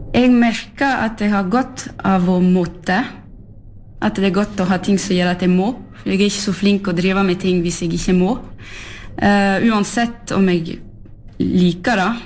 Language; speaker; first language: Norwegian; early bilingual, heritage; French